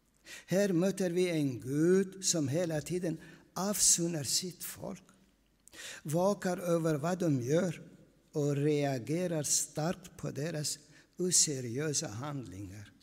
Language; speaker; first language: Swedish; non-native, fluent; Aramaic